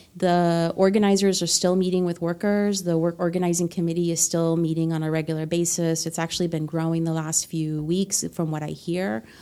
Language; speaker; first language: English; non-native, fluent; Spanish